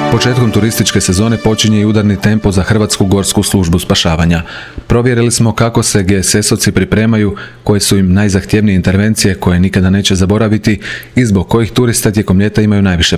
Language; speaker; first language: Croatian; native; Croatian